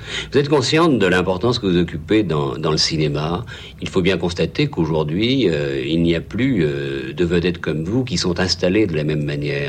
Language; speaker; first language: French; native; French